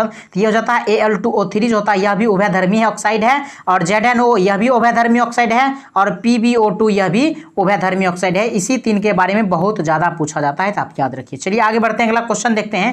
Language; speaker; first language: Hindi; native; Hindi